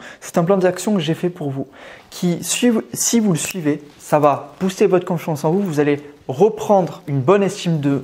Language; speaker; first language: French; native; French